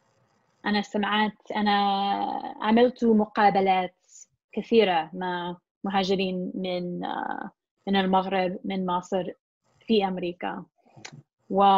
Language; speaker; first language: Arabic; non-native, fluent; English